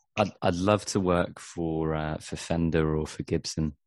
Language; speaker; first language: English; native; English